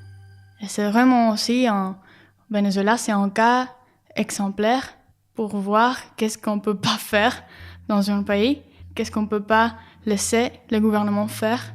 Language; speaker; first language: French; non-native, fluent; Spanish